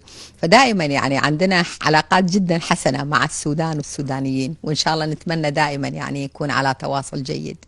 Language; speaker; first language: Arabic; native; Arabic